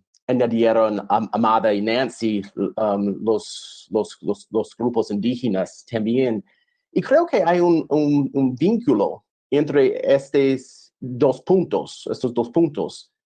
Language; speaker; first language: Spanish; non-native, fluent; English